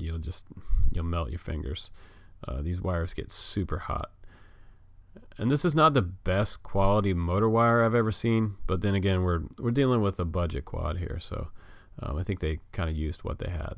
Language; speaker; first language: English; native; English